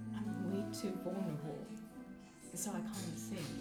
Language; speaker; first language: English; non-native, fluent; Japanese